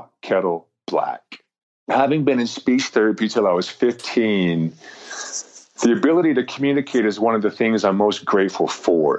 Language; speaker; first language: English; native; English